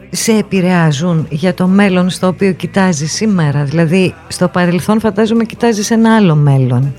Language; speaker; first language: Greek; native; Greek